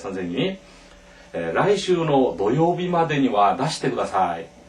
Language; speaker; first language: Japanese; non-native, fluent; Korean